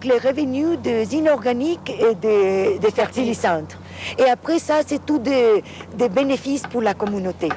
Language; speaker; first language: French; non-native, fluent; Spanish